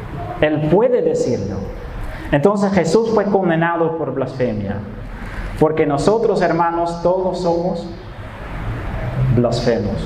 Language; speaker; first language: Spanish; non-native, fluent; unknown